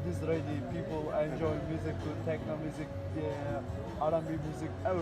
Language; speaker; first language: English; non-native, learner; Turkish